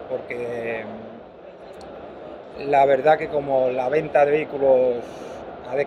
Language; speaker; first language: Spanish; native; Spanish